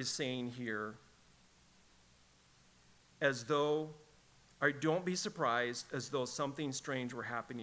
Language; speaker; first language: English; native; English